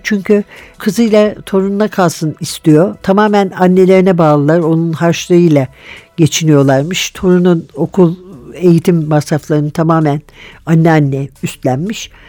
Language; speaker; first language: Turkish; native; Turkish